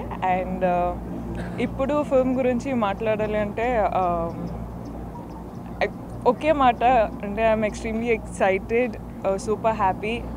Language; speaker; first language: Telugu; non-native, fluent; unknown